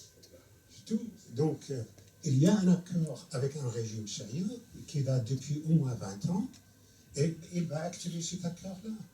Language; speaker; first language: French; non-native, fluent; Arabic